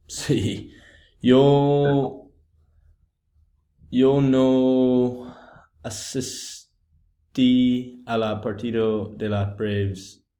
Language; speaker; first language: Spanish; non-native, learner; English